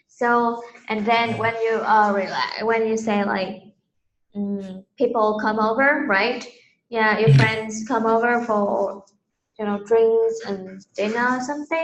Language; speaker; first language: English; non-native, fluent; Vietnamese